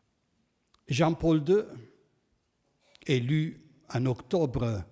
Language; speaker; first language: French; non-native, fluent; Italian